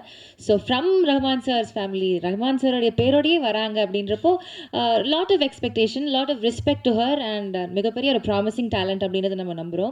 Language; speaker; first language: Tamil; native; Tamil